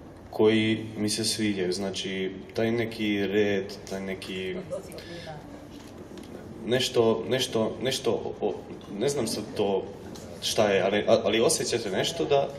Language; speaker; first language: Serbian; non-native, local second language; Hungarian